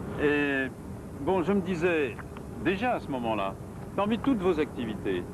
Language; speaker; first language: French; native; French